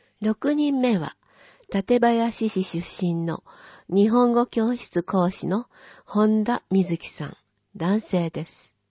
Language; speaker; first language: Japanese; native; Japanese